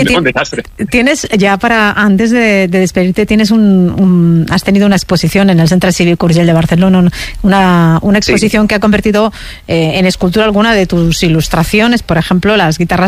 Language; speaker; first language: Spanish; native; Spanish